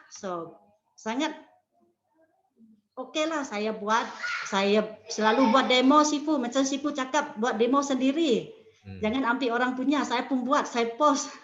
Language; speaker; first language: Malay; non-native, local second language; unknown